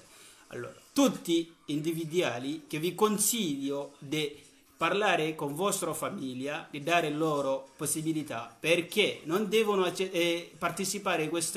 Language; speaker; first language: Italian; non-native, learner; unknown